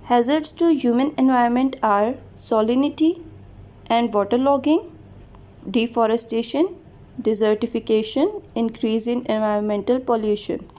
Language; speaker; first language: English; non-native, local second language; Urdu